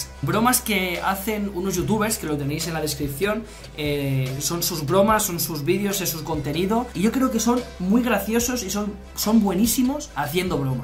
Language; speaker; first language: Spanish; native; Spanish